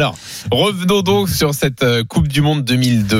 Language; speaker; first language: French; native; French